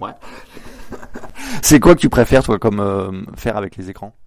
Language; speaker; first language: French; native; French